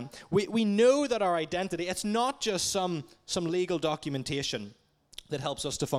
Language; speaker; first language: English; native; English